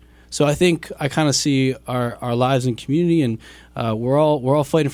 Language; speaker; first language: English; native; English